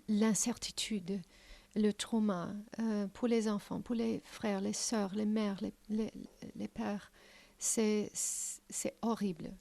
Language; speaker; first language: French; non-native, fluent; English